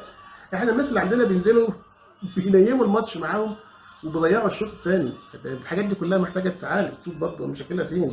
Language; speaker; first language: Arabic; native; Arabic